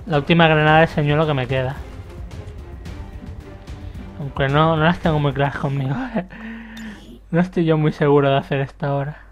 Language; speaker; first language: Spanish; native; Spanish